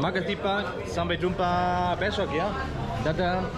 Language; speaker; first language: Indonesian; non-native, learner; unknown